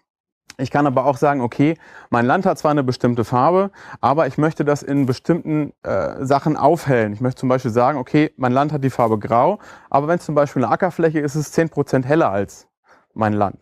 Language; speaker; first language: German; native; German